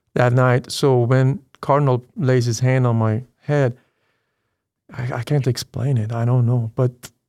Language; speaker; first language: English; non-native, fluent; Persian